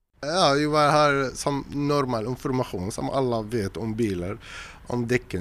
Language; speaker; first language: Swedish; non-native, learner; Arabic